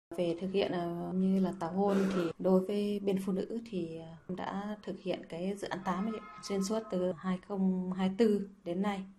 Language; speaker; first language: Vietnamese; non-native, local second language; Hmong